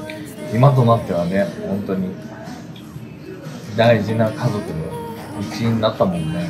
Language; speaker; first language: Japanese; native; Japanese